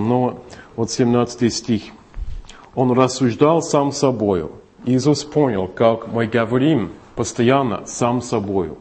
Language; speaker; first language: Russian; non-native, fluent; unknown